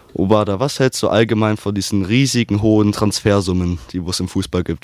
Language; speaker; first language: German; native; German